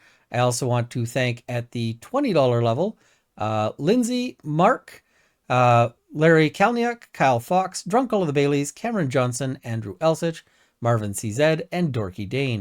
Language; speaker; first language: English; native; English